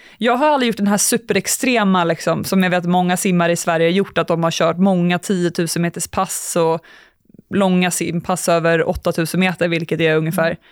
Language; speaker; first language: Swedish; native; Swedish